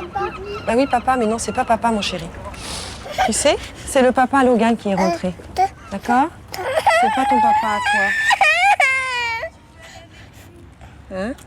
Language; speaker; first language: French; native; French